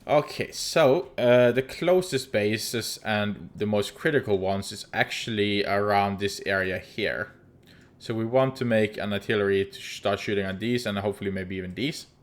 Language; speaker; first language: English; non-native, fluent; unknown